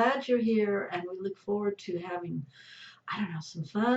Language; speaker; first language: English; native; English